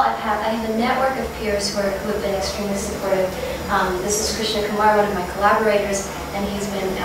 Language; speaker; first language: English; native; English